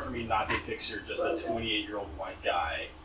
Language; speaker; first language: English; native; English